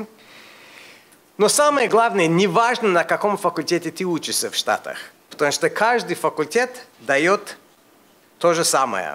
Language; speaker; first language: Russian; non-native, fluent; English